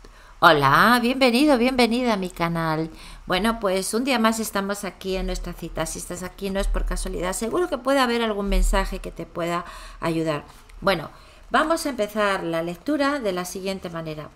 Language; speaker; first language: Spanish; native; Spanish